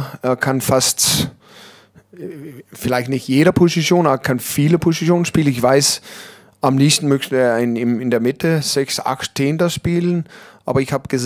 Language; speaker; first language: German; non-native, learner; Danish